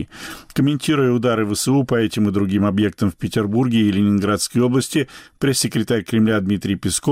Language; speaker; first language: Russian; native; Russian